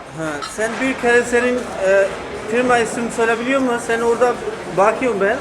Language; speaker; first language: Turkish; non-native, learner; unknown